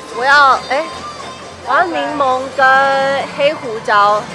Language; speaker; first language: Chinese; early bilingual, heritage; Chinese